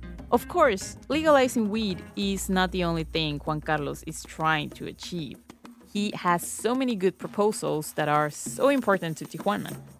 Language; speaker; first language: English; native; English